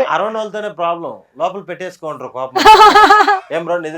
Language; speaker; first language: Telugu; native; Telugu